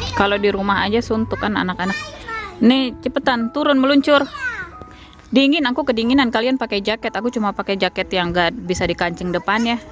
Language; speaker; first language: Indonesian; native; Indonesian